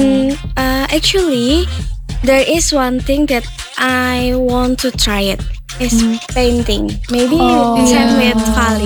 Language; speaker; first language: English; non-native, learner; Indonesian